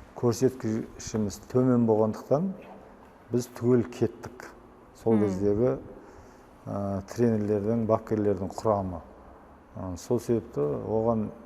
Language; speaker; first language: Kazakh; native; Kazakh